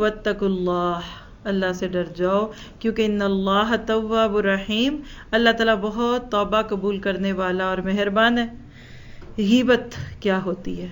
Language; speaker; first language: Urdu; native; Urdu